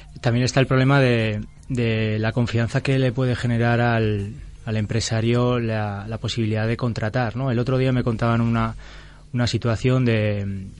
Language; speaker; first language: Spanish; native; Spanish